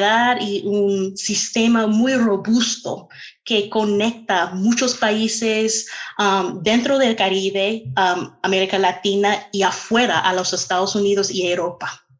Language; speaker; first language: Spanish; non-native, fluent; English